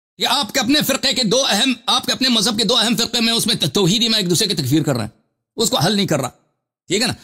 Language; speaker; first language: Urdu; native; Urdu